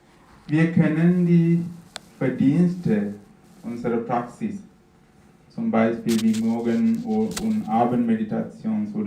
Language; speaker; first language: German; non-native, fluent; Sinhala